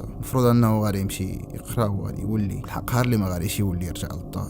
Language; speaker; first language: Arabic; native; Arabic